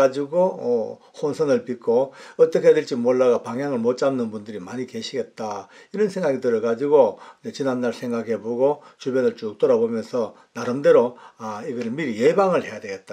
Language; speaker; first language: Korean; native; Korean